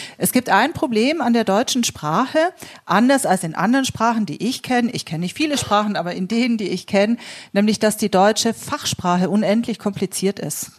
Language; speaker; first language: German; native; German